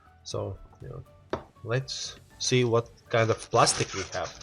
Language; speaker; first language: English; non-native, learner; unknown